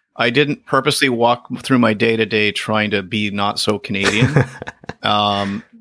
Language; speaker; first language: English; native; English